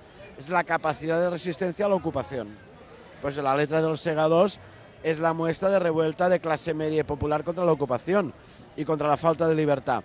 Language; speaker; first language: Spanish; non-native, local second language; Catalan